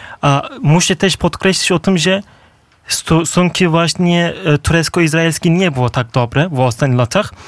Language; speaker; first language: Polish; non-native, fluent; Turkish